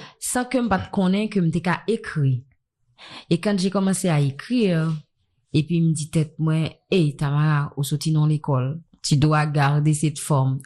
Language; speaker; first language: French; non-native, local second language; Haitian Creole